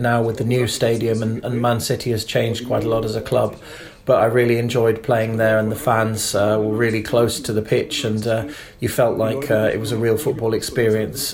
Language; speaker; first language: English; non-native, fluent; German